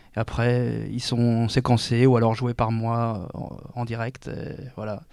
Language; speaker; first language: French; native; French